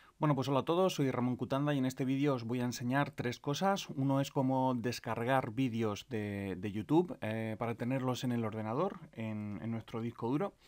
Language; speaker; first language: Spanish; native; Spanish